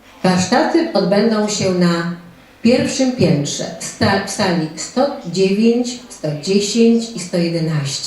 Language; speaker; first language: Polish; native; Polish